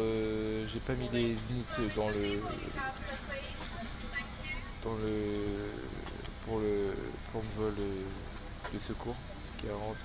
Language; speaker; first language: French; native; French